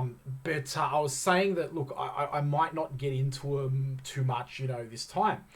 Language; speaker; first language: English; native; English